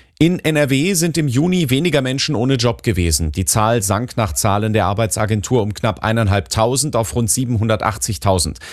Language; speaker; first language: German; native; German